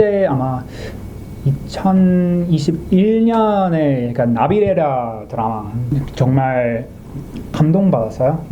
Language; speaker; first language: Korean; non-native, learner; English